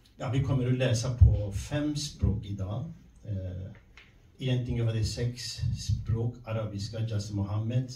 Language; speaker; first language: Swedish; non-native, fluent; Kurdish